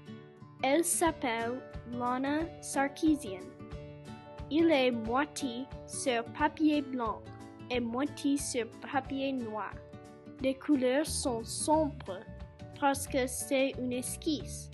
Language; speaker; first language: French; non-native, learner; English